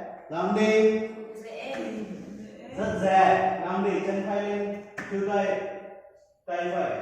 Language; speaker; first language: Vietnamese; non-native, learner; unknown